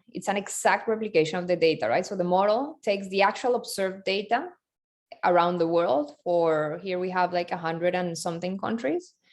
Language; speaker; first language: English; non-native, fluent; Spanish